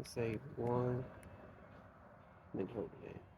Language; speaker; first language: English; native; English